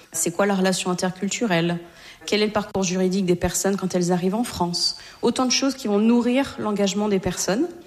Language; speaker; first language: French; native; French